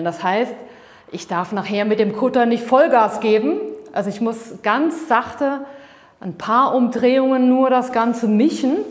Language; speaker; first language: German; native; German